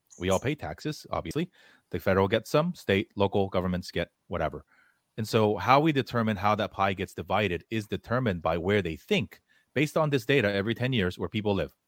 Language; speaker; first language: English; early bilingual, other home language; Korean